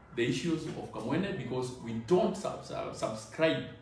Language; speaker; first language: English; non-native, local second language; Swahili